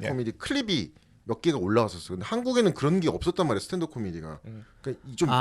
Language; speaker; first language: Korean; native; Korean